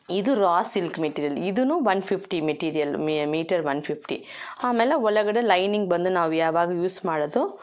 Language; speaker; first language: Kannada; non-native, local second language; Tamil